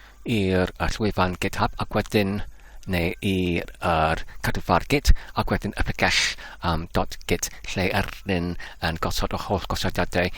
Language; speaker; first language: Welsh; non-native, fluent; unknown